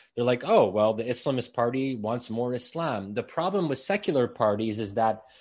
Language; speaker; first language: English; native; English